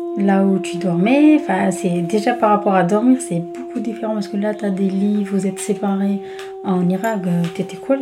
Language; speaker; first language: French; early bilingual, other home language; Kurdish